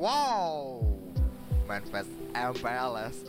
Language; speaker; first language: English; non-native, learner; Indonesian